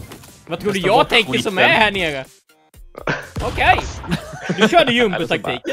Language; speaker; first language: Swedish; native; Swedish